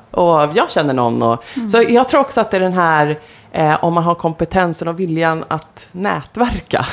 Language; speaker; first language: Swedish; native; Swedish